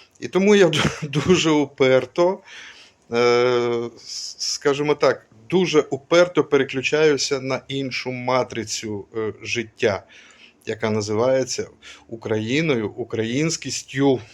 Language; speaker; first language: Ukrainian; non-native, local second language; Russian